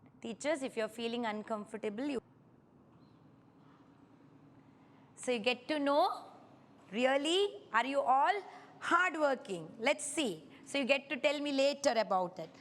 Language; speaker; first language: English; non-native, local second language; Kannada